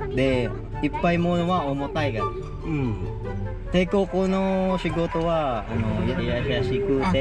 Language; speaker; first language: Japanese; non-native, learner; Filipino